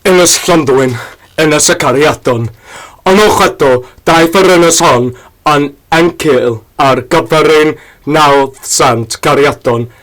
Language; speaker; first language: Welsh; non-native, learner; Hungarian